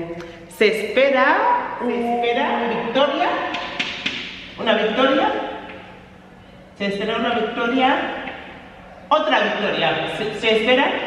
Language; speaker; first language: Spanish; non-native, fluent; English